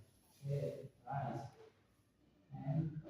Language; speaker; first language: English; non-native, learner; Indonesian